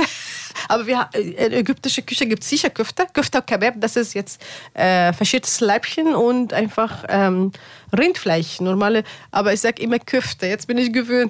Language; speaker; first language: German; non-native, learner; Arabic